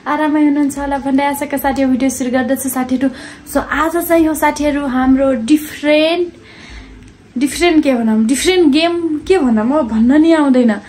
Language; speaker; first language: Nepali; non-native, local second language; Dangaura Tharu